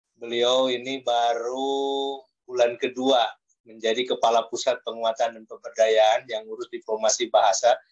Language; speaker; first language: Indonesian; native; Indonesian